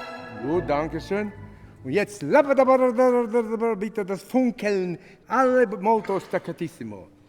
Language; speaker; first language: German; non-native, fluent; Latvian